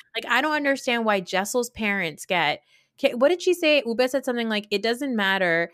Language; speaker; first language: English; early bilingual, other home language; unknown